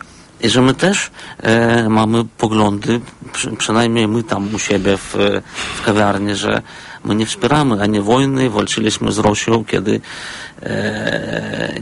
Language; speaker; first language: Polish; non-native, fluent; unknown